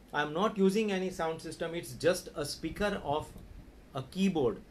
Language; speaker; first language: Hindi; non-native, local second language; Gujarati